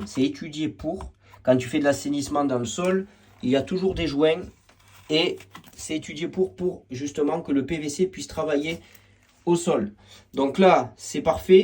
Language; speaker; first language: French; native; French